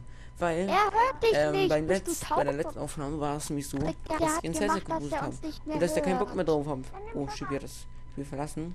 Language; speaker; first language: German; native; German